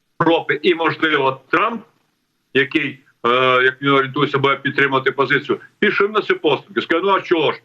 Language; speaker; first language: Ukrainian; native; Ukrainian